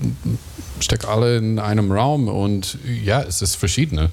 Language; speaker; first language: German; non-native, learner; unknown